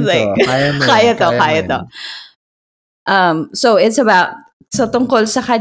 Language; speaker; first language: English; non-native, local second language; Filipino